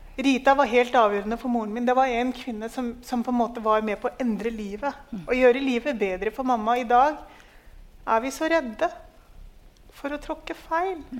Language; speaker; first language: Norwegian; early bilingual, other home language; Urdu